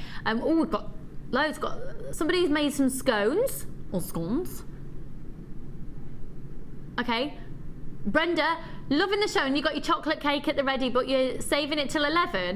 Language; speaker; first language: English; native; English